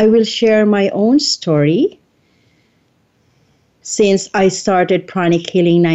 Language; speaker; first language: English; non-native, local second language; Filipino